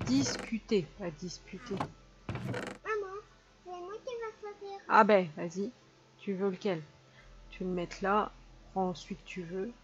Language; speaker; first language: French; native; French